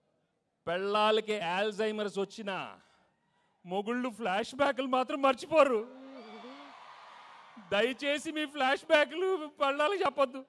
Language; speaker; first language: Telugu; native; Telugu